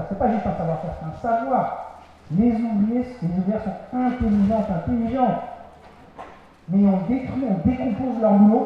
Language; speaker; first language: French; native; French